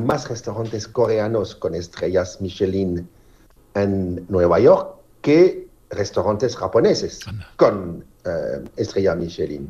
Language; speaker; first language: Spanish; non-native, fluent; French